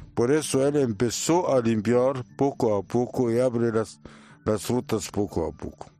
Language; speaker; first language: Spanish; non-native, learner; Arabic